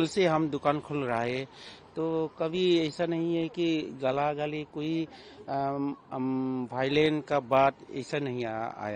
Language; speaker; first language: Hindi; non-native, local second language; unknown